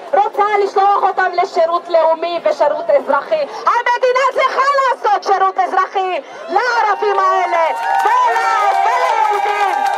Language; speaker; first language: Hebrew; non-native, local second language; Arabic